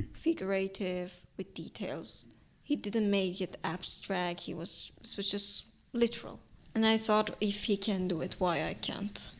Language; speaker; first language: English; non-native, fluent; Azerbaijani